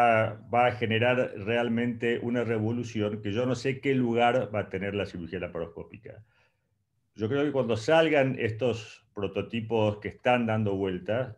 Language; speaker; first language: Spanish; native; Spanish